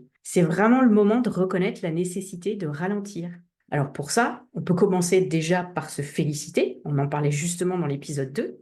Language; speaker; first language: French; native; French